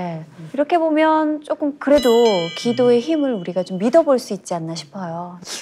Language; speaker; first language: Korean; native; Korean